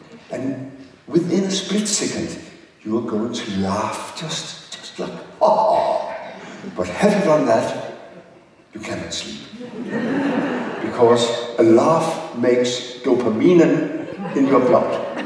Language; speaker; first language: English; non-native, fluent; Danish